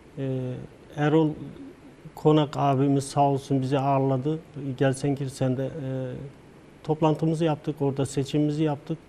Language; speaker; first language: Turkish; native; Turkish